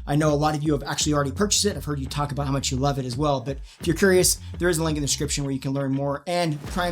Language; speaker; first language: English; native; English